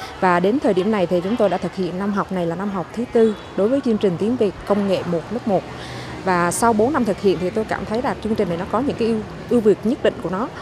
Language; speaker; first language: Vietnamese; native; Vietnamese